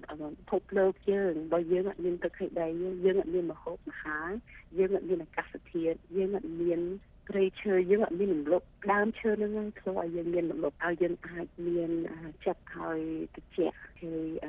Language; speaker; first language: Khmer; early bilingual, heritage; Khmer